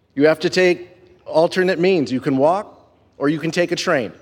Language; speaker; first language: English; non-native, fluent; Spanish